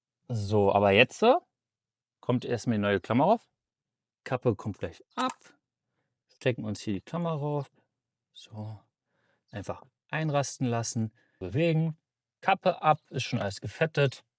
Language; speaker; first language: German; native; German